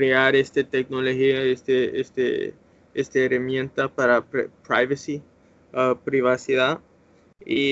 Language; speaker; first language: Spanish; early bilingual, heritage; English